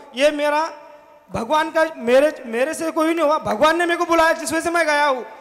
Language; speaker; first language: Hindi; non-native, local second language; Marathi